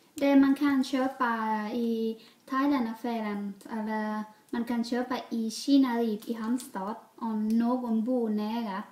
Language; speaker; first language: Swedish; non-native, learner; Thai